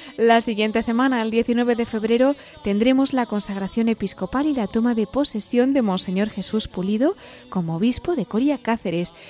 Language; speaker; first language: Spanish; native; Spanish